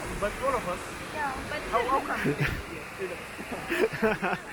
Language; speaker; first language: English; non-native, learner; Turkish